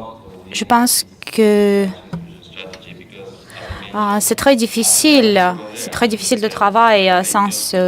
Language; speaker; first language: French; non-native, learner; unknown